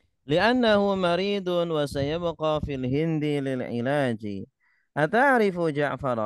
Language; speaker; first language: Arabic; non-native, fluent; Indonesian